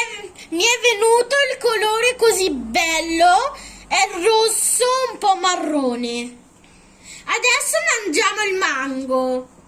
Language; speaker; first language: Italian; early bilingual, other home language; Urdu